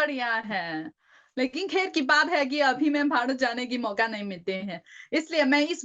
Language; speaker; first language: Hindi; non-native, learner; Chinese